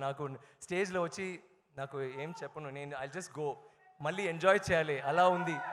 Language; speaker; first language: Telugu; non-native, learner; Tamil